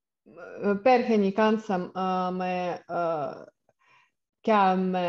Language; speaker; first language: Finnish; non-native, learner; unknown